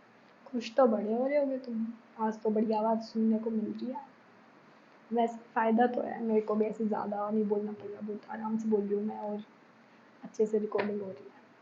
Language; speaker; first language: Hindi; native; Hindi